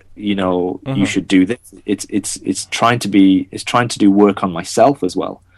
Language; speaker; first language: English; non-native, local second language; Gujarati